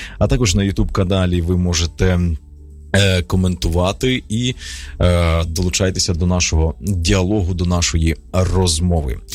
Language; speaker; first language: Ukrainian; native; Ukrainian